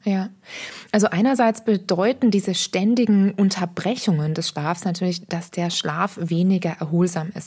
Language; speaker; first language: German; native; German